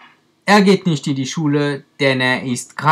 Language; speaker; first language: German; non-native, fluent; French